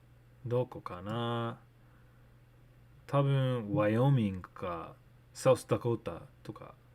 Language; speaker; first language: Japanese; non-native, learner; English